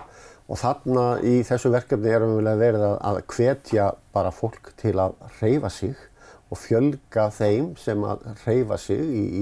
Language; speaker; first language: Icelandic; native; Icelandic